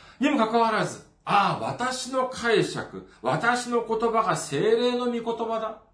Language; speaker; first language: Japanese; non-native, fluent; Korean